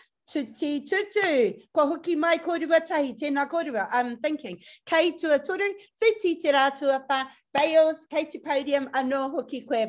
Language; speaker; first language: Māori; non-native, local second language; English